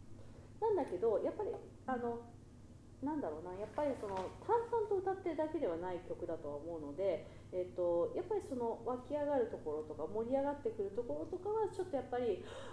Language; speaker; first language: Japanese; native; Japanese